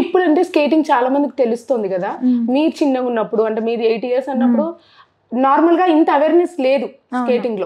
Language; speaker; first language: Telugu; native; Telugu